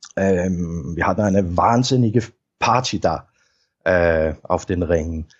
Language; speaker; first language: German; non-native, fluent; Danish